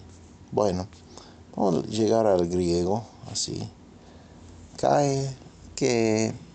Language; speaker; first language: Spanish; non-native, fluent; English